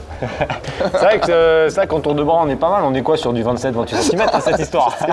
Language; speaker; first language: French; native; French